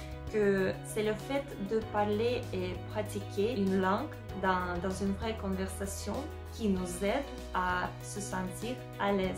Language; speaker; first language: French; non-native, fluent; Russian